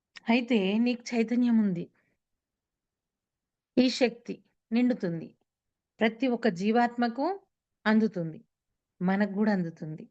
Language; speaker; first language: Telugu; native; Telugu